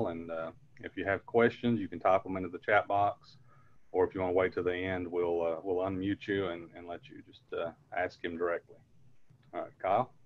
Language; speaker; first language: English; native; English